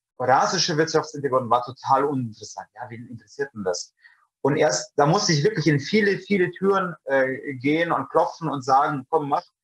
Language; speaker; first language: German; early bilingual, other home language; Russian